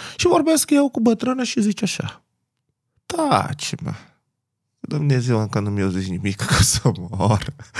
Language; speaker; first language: Romanian; non-native, fluent; Portuguese